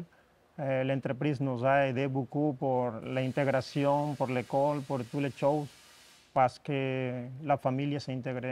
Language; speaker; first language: French; non-native, learner; Spanish